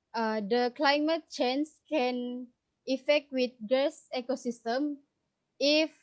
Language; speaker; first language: English; non-native, learner; Indonesian